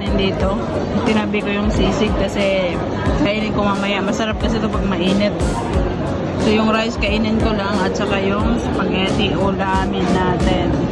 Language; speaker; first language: Filipino; non-native, local second language; Cebuano